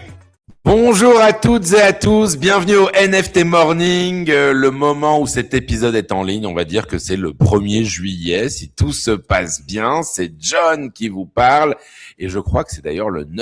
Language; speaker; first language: French; native; French